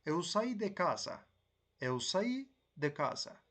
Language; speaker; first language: Portuguese; non-native, learner; Turkish